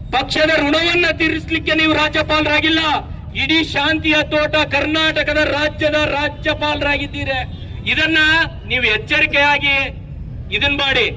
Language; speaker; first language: Kannada; native; Kannada